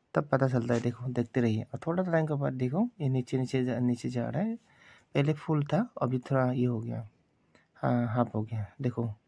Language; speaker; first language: Hindi; non-native, local second language; Bodo